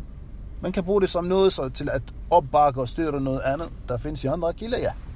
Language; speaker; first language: Danish; non-native, fluent; Arabic